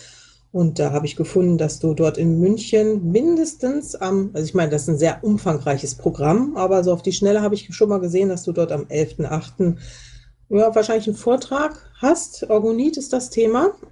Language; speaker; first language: German; native; German